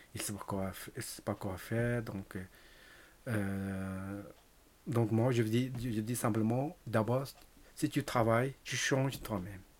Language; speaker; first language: French; non-native, learner; Tibetan